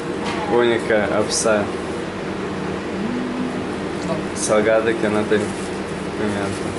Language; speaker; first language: Portuguese; non-native, learner; Russian